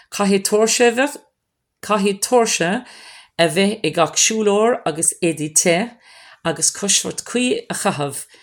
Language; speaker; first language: Irish; non-native, local second language; English